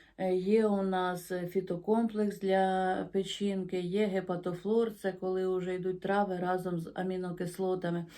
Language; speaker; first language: Ukrainian; non-native, local second language; Russian